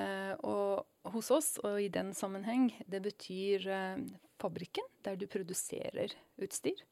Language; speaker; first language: Norwegian; non-native, fluent; Persian